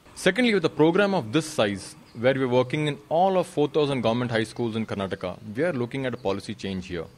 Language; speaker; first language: English; non-native, local second language; Kannada